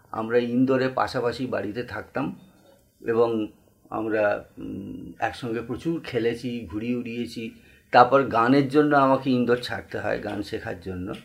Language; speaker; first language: Bangla; native; Bangla